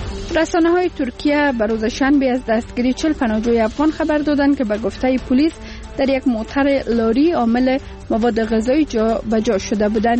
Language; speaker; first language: Persian; native; Persian